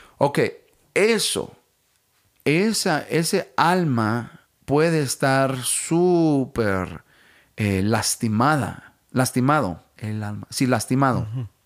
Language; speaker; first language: Spanish; non-native, fluent; English